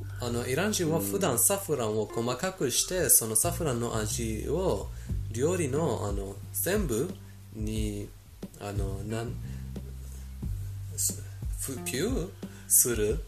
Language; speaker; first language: Japanese; non-native, fluent; Persian